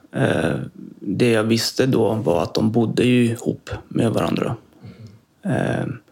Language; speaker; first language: Swedish; native; Swedish